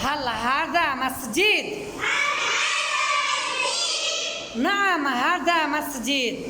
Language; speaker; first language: Arabic; non-native, fluent; Bangla